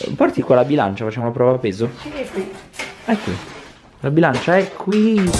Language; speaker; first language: Italian; native; Italian